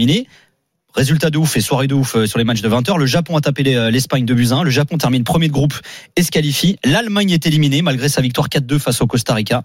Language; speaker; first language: French; native; French